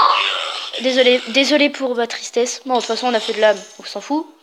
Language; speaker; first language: French; native; French